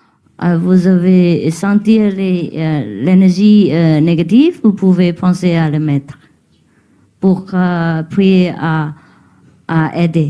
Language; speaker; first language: French; non-native, learner; Vietnamese